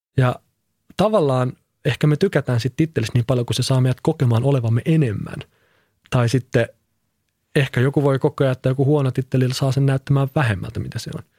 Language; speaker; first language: Finnish; native; Finnish